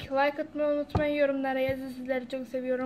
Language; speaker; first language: Turkish; non-native, fluent; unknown